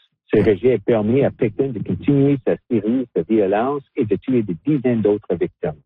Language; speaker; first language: French; non-native, local second language; English